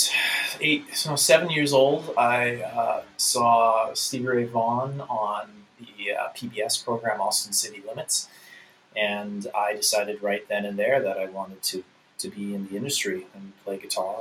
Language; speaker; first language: English; native; English